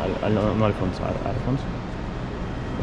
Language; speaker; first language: Spanish; non-native, fluent; German